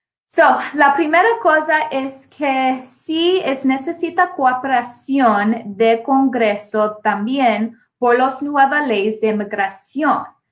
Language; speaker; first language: Spanish; non-native, learner; English